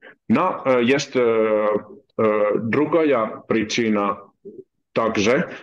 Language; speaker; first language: Russian; non-native, learner; Finnish